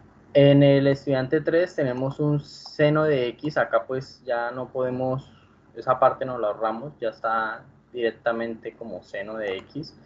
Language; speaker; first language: Spanish; native; Spanish